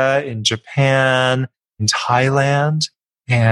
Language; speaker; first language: English; native; English